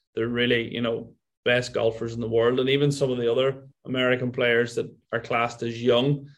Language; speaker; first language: English; native; English